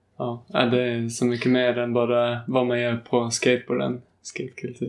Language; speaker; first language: Swedish; native; Swedish